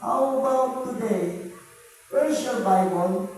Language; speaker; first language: English; non-native, local second language; Filipino